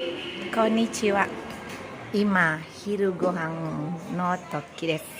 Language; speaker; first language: Japanese; non-native, learner; Indonesian